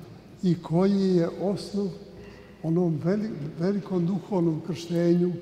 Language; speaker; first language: Serbian; native; Serbian